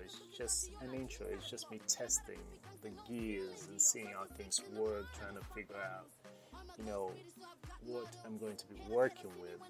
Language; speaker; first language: English; non-native, local second language; Krio